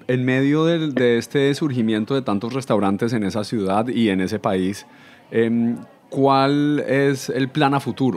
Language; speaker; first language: Spanish; native; Spanish